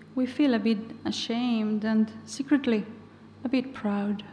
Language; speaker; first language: English; non-native, fluent; Basque